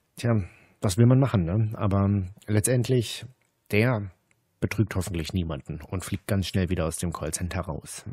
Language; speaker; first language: German; native; German